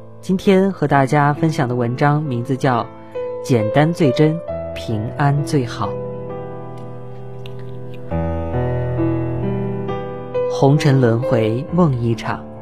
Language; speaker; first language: Chinese; native; Chinese